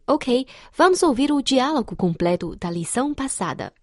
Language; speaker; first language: Portuguese; non-native, fluent; Chinese